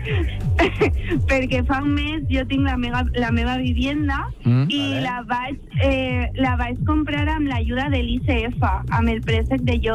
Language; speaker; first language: Catalan; non-native, local second language; Spanish